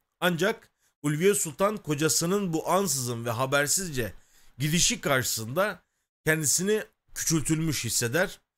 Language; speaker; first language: Turkish; native; Turkish